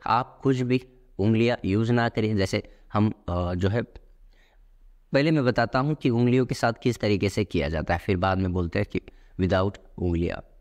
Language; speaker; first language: Hindi; non-native, local second language; Marathi